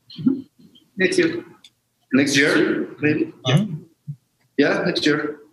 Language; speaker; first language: English; non-native, learner; Spanish